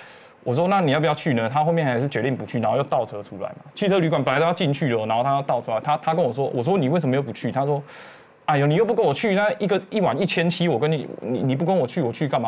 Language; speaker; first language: Chinese; native; Chinese